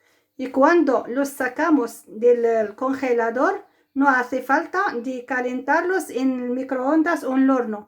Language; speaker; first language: Spanish; non-native, fluent; Arabic